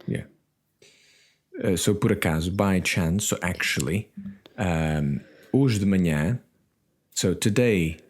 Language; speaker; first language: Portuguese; non-native, learner; English